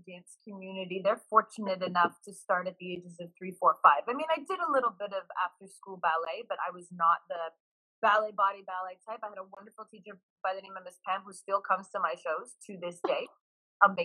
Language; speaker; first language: English; native; English